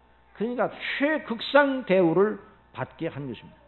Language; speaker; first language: Korean; native; Korean